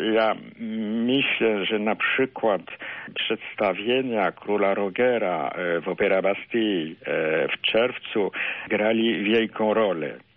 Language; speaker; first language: Polish; non-native, fluent; French